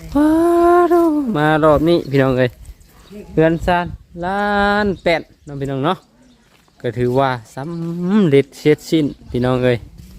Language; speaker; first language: Thai; native; Thai